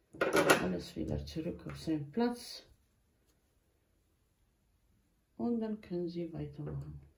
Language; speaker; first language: German; non-native, local second language; Bosnian